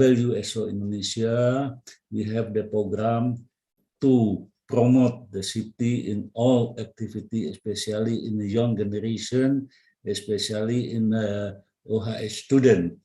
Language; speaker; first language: English; non-native, learner; Indonesian